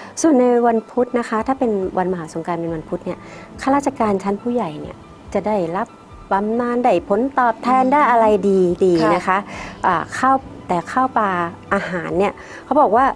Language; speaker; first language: Thai; native; Thai